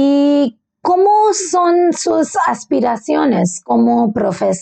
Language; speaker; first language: Spanish; non-native, learner; Bangla